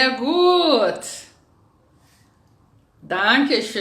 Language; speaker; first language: German; non-native, fluent; Portuguese